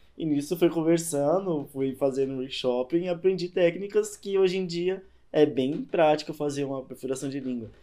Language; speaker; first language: Portuguese; native; Portuguese